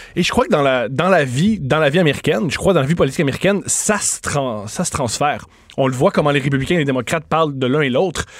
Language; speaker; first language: French; native; French